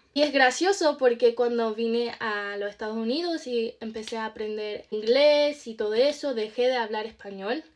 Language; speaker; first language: Spanish; early bilingual, heritage; Spanish